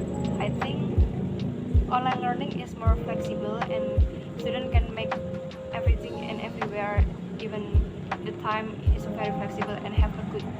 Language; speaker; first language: English; non-native, learner; Indonesian